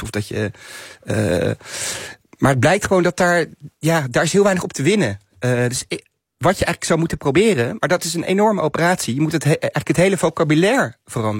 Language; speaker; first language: Dutch; native; Dutch